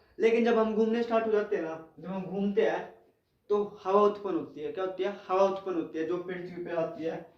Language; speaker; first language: Hindi; native; Hindi